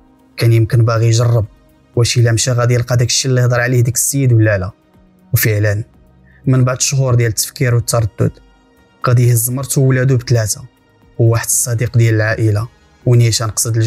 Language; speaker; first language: Arabic; native; Arabic